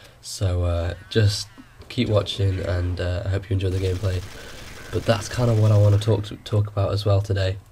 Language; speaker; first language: English; native; English